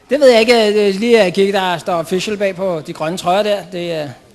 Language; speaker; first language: Danish; native; Danish